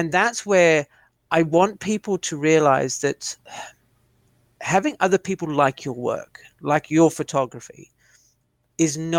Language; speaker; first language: English; native; English